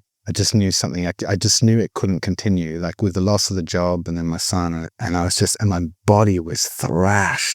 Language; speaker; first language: English; native; English